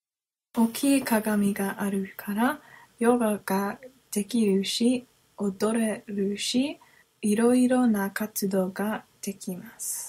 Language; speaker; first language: Japanese; non-native, learner; English